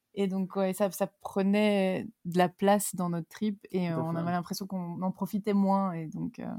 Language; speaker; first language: French; native; French